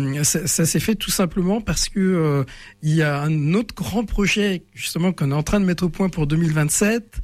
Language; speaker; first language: French; native; French